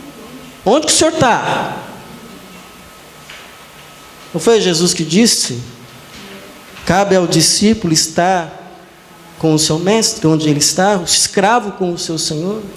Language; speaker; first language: Portuguese; native; Portuguese